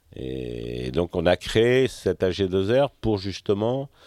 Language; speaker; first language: French; native; French